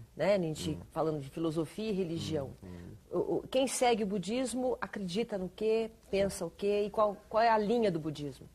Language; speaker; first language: Portuguese; native; Portuguese